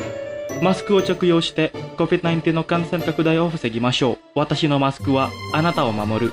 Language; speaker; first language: Japanese; non-native, fluent; Indonesian